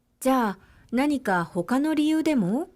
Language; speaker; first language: Japanese; non-native, fluent; Korean